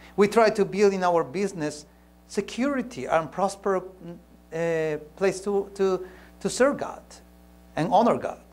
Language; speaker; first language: English; non-native, fluent; Spanish